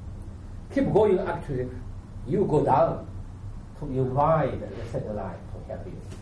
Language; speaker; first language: English; non-native, learner; Chinese